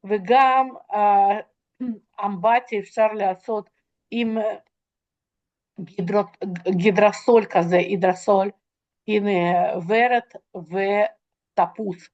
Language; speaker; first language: Hebrew; non-native, fluent; Russian